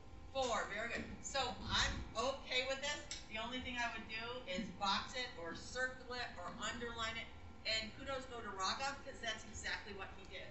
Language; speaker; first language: English; native; English